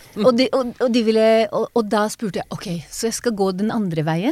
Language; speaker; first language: Norwegian; non-native, fluent; Hebrew